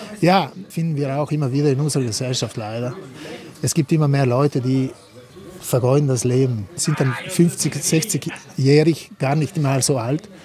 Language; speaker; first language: German; non-native, local second language; Ladin